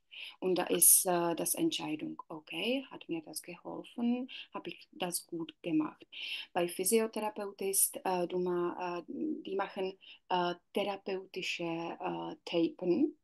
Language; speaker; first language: German; non-native, learner; Czech